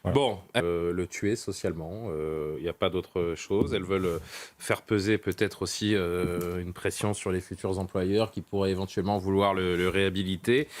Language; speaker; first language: French; native; French